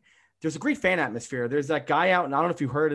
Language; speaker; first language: English; native; English